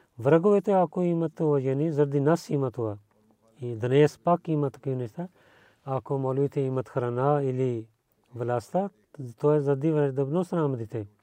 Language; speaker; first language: Bulgarian; non-native, learner; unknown